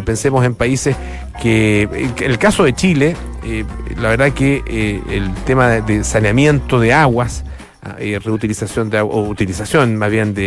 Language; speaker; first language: Spanish; native; Spanish